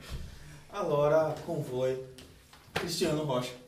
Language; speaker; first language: Italian; non-native, fluent; Portuguese